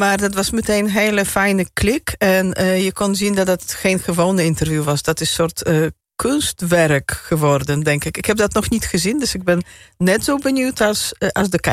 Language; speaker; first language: Dutch; non-native, fluent; Polish